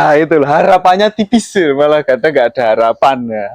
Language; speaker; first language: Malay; non-native, local second language; Javanese